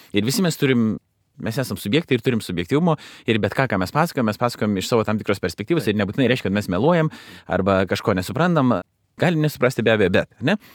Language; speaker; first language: Lithuanian; native; Lithuanian